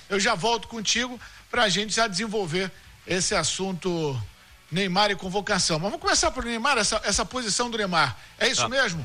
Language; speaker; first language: Portuguese; native; Portuguese